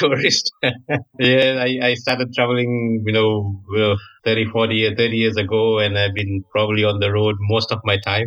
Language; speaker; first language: English; non-native, local second language; Tamil